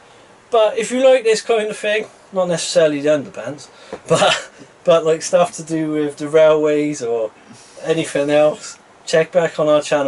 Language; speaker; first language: English; native; English